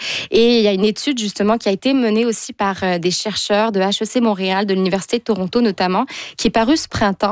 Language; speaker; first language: French; native; French